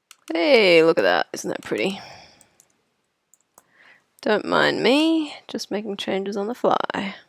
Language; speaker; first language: English; native; English